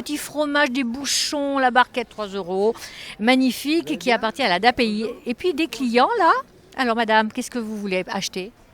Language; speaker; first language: French; native; French